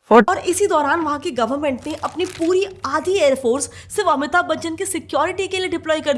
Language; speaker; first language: Hindi; native; Hindi